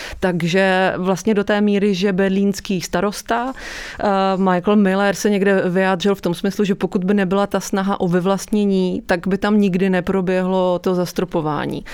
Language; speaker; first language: Czech; native; Czech